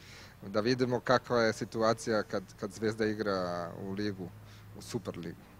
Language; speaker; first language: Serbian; non-native, learner; Italian